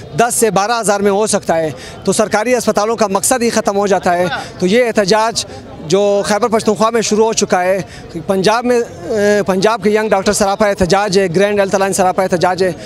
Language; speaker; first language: Urdu; non-native, local second language; Pashto